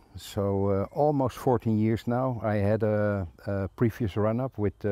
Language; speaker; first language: English; non-native, fluent; Dutch